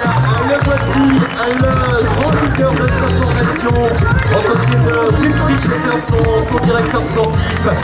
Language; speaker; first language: French; native; French